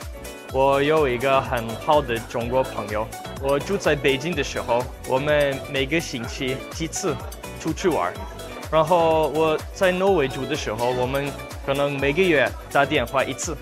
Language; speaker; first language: Chinese; non-native, learner; Norwegian